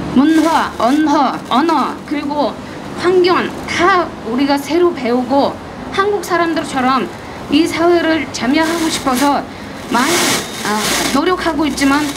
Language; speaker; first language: Korean; non-native, fluent; Mongolian